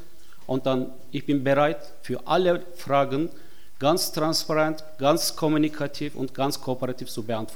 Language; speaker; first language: German; non-native, fluent; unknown